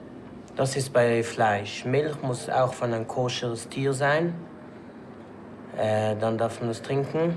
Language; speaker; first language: German; non-native, fluent; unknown